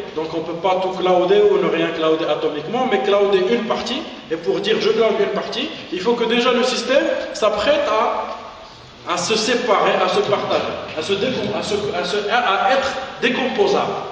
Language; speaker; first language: French; non-native, local second language; Arabic